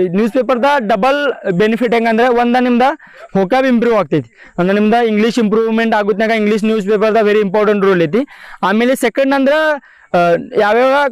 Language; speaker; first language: Kannada; non-native, local second language; Marathi